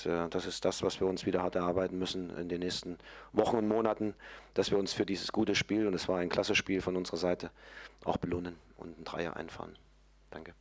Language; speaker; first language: German; native; German